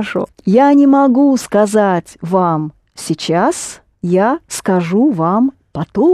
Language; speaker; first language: Russian; non-native, fluent; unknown